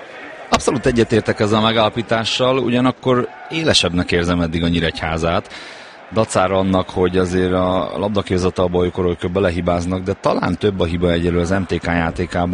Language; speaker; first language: Hungarian; native; Hungarian